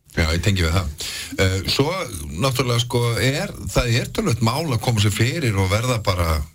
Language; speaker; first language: Icelandic; native; Icelandic